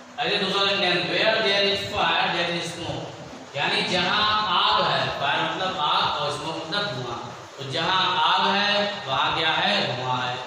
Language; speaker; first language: Hindi; native; Hindi